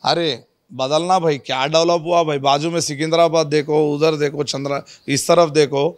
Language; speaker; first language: Hindi; non-native, local second language; Telugu